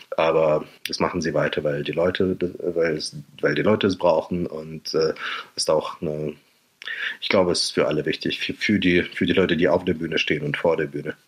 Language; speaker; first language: German; non-native, fluent; Russian